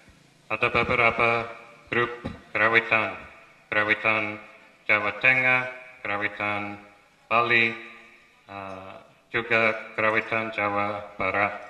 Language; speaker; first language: Indonesian; non-native, fluent; English